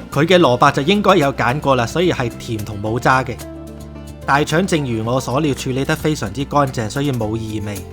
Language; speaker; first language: Cantonese; native; Cantonese